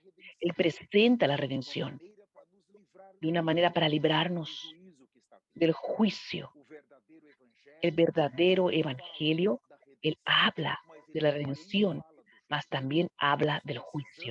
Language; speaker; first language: Spanish; non-native, fluent; Portuguese